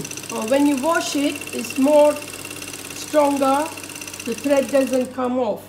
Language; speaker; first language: English; non-native, fluent; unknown